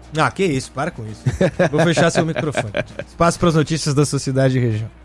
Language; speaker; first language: Portuguese; native; Portuguese